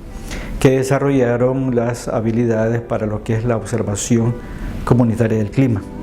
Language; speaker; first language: Spanish; native; Spanish